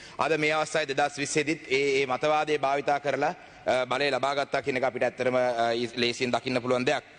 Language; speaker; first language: Sinhala; non-native, local second language; Tamil